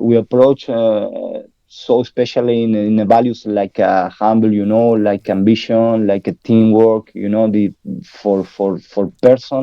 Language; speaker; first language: English; non-native, learner; Spanish